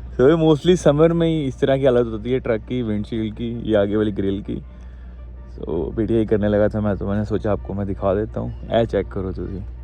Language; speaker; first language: Urdu; non-native, local second language; Punjabi